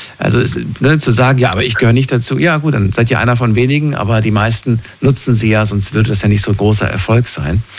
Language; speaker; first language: German; native; German